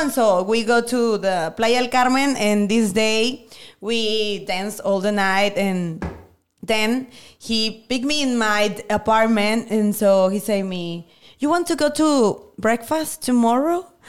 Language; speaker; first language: English; non-native, learner; Spanish